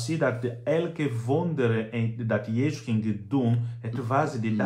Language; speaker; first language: Dutch; non-native, fluent; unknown